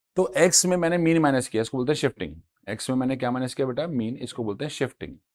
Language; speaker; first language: Hindi; native; Hindi